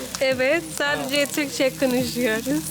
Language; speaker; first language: Turkish; non-native, learner; English